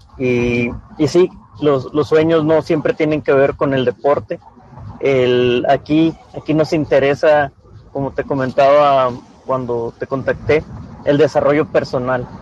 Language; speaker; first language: Spanish; native; Spanish